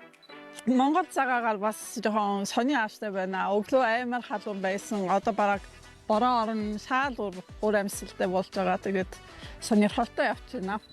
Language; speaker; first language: Mongolian; non-native, fluent; Polish